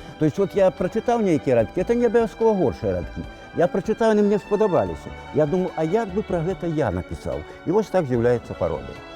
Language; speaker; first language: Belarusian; native; Belarusian